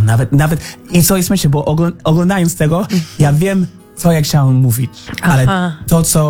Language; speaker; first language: Polish; non-native, learner; English